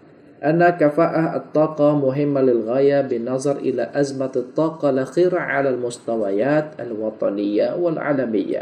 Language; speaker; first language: Arabic; non-native, fluent; Indonesian